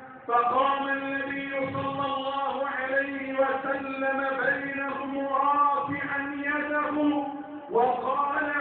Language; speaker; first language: Arabic; native; Arabic